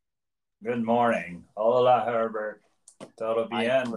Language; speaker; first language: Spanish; non-native, learner; English